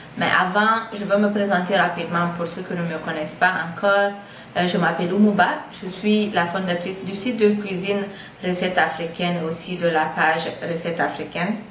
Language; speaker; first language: French; non-native, local second language; Fula